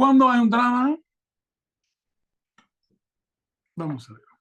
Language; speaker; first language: Spanish; non-native, fluent; French